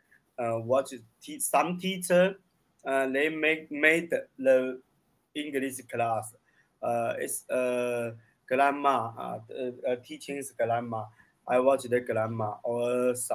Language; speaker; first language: English; non-native, learner; Chinese